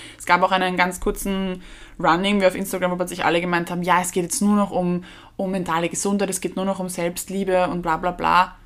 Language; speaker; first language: German; native; German